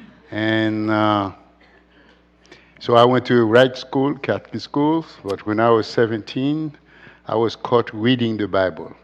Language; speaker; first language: English; non-native, fluent; Haitian Creole